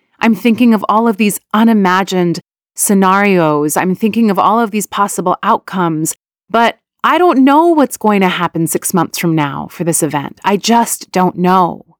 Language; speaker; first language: English; early bilingual, other home language; Persian